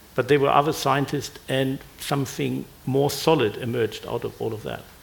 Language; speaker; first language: English; non-native, fluent; German